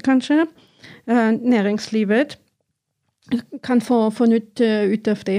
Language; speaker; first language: Norwegian; non-native, fluent; German